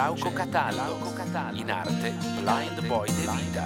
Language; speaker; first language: Italian; native; Italian